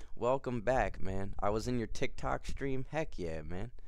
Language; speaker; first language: English; native; English